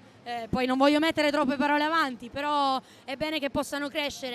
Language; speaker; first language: Italian; native; Italian